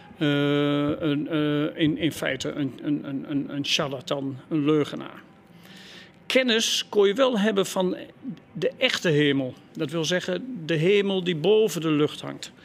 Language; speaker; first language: Dutch; native; Dutch